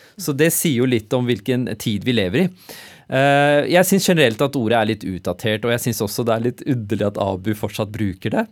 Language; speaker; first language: Norwegian; early bilingual, other home language; Urdu